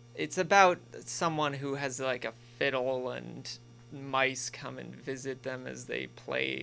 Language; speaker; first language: English; native; English